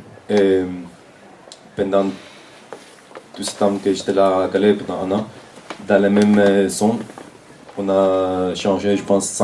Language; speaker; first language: French; non-native, fluent; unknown